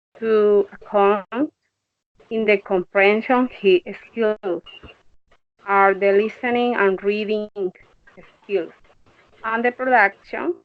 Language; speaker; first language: English; non-native, learner; Spanish